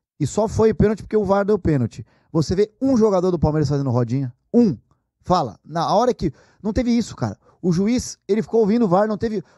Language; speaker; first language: Portuguese; native; Portuguese